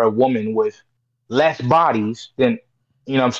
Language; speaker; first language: English; native; English